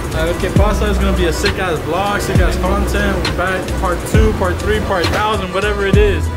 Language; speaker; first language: English; early bilingual, other home language; Spanish